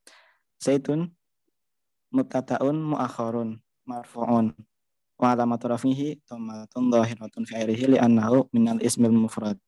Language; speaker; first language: Arabic; non-native, learner; Indonesian